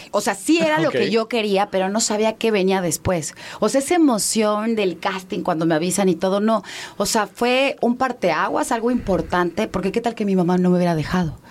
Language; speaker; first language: Spanish; native; Spanish